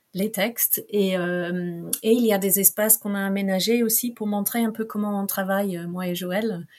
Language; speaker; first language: French; non-native, fluent; English